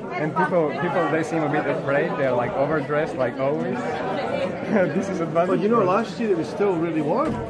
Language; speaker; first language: English; non-native, fluent; Bulgarian